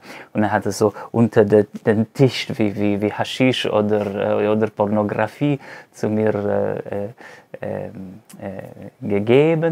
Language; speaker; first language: German; non-native, fluent; Hebrew